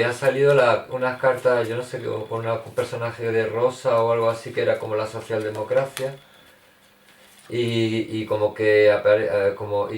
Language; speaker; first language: Spanish; early bilingual, heritage; Spanish